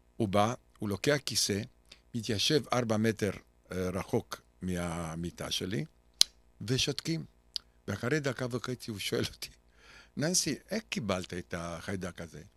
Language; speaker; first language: Hebrew; non-native, fluent; Romanian